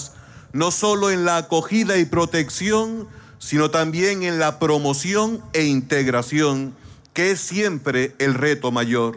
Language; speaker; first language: Spanish; native; Spanish